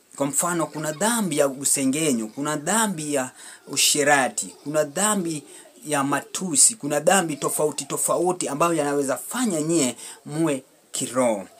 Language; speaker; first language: Swahili; non-native, local second language; Luo (Kenya and Tanzania)